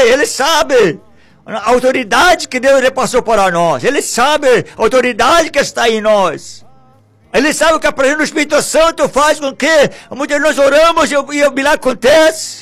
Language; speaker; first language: Portuguese; native; Portuguese